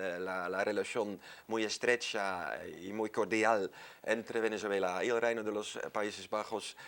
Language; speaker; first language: Spanish; non-native, fluent; Dutch